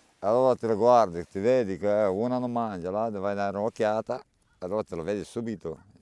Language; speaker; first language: Italian; non-native, learner; Romanian